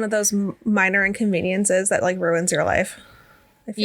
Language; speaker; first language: English; native; English